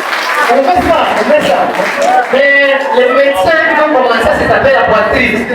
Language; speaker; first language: French; non-native, local second language; Swahili